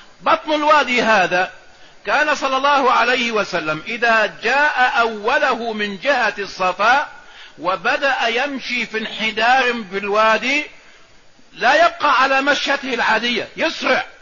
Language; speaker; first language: Arabic; native; Arabic